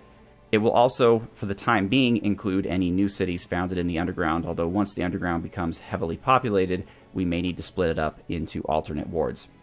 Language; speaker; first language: English; native; English